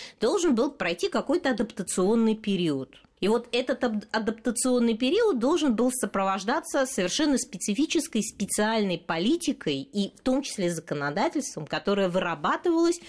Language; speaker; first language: Russian; native; Russian